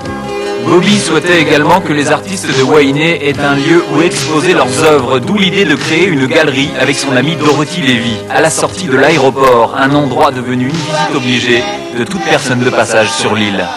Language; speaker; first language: French; native; French